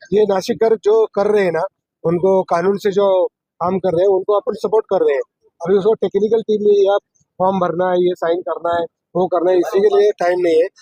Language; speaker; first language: Hindi; non-native, local second language; Marathi